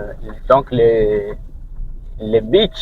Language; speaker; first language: French; non-native, local second language; Rundi